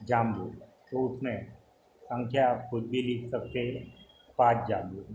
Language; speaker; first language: Hindi; non-native, local second language; Gujarati